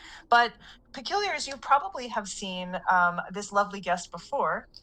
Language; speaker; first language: English; native; English